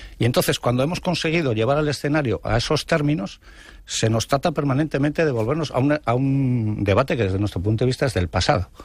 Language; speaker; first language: Spanish; non-native, local second language; Basque